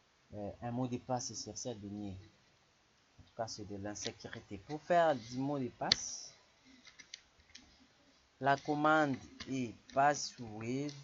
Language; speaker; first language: French; non-native, local second language; Lingala